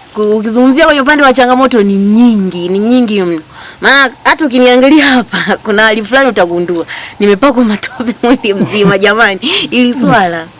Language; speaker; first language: Swahili; native; Swahili